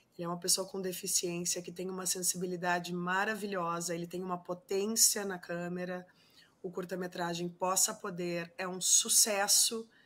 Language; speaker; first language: Portuguese; non-native, fluent; Spanish